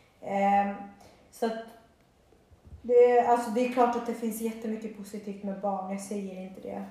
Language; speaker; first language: Swedish; early bilingual, other home language; Bosnian